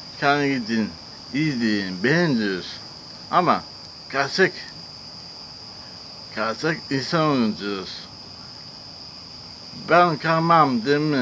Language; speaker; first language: Turkish; non-native, learner; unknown